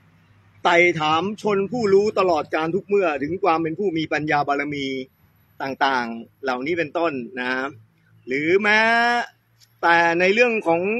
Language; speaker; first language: Thai; native; Thai